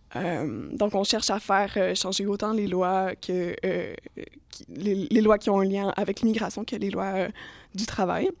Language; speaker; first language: French; native; French